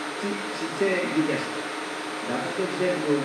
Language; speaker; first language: Romanian; non-native, learner; Greek